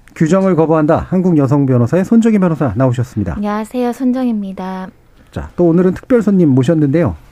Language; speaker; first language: Korean; native; Korean